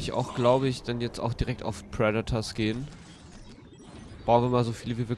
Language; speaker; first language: German; native; German